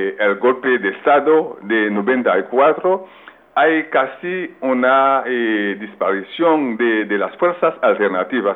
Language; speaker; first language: Spanish; non-native, local second language; Haitian Creole